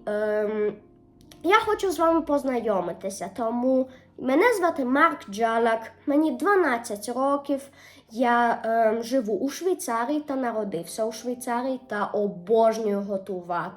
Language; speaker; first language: Ukrainian; early bilingual, heritage; Ukrainian